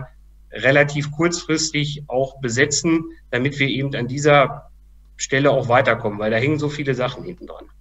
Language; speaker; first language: German; native; German